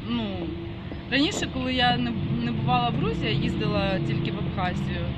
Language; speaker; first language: Ukrainian; early bilingual, other home language; Georgian